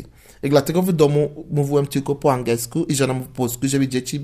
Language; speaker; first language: Polish; non-native, learner; English